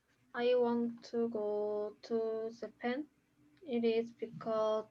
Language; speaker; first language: English; non-native, fluent; Korean